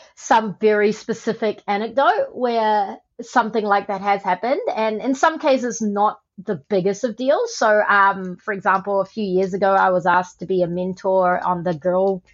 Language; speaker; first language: English; native; English